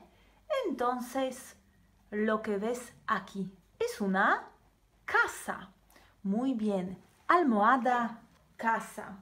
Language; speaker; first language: Spanish; non-native, fluent; Polish